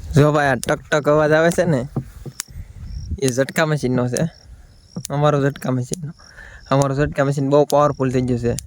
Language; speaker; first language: Gujarati; native; Gujarati